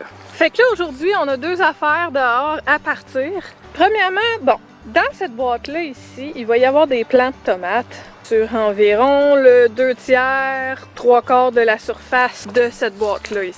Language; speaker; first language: French; native; French